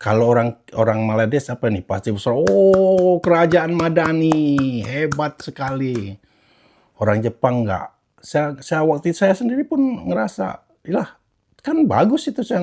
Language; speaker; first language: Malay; non-native, fluent; Japanese